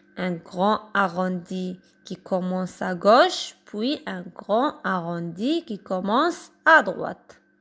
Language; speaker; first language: French; non-native, local second language; Arabic